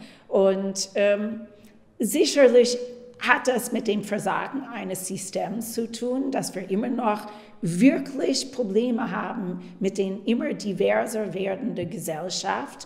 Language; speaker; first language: German; non-native, fluent; English